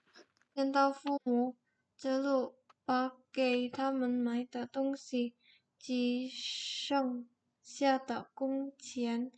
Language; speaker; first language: Chinese; non-native, learner; Indonesian